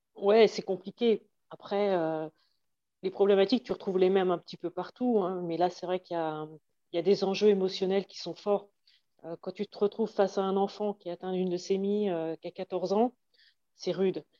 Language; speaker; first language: French; native; French